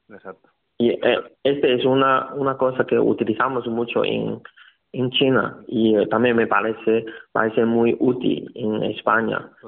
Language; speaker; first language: Spanish; non-native, learner; Chinese